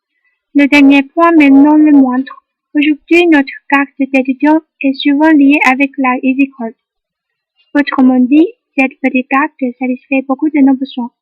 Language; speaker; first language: French; non-native, learner; Chinese